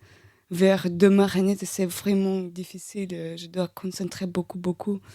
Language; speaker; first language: French; non-native, learner; Russian